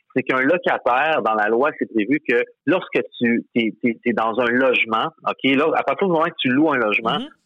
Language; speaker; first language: French; native; French